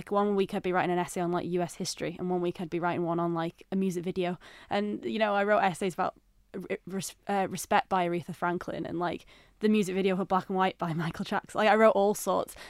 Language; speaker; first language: English; native; English